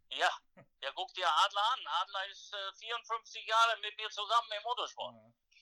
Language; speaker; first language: German; native; German